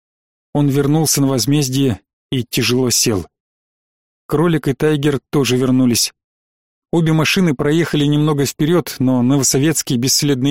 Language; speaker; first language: Russian; native; Russian